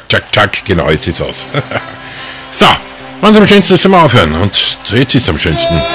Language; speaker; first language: German; native; German